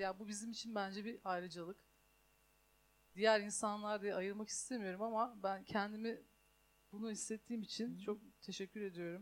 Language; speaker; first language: Turkish; native; Turkish